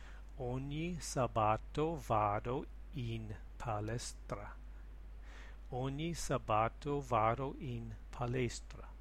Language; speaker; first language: Italian; non-native, learner; English